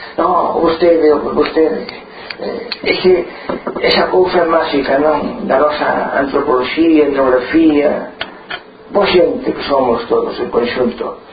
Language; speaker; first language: Galician; non-native, local second language; Spanish